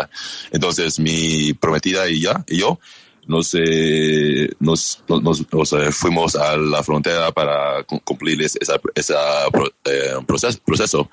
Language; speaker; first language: Spanish; non-native, learner; English